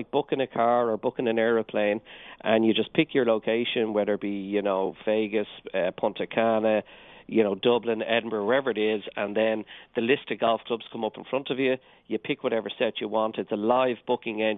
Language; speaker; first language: English; native; English